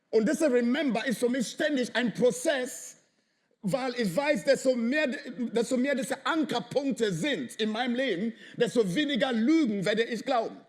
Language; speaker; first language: German; non-native, fluent; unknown